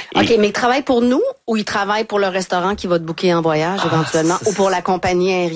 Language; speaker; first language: French; native; French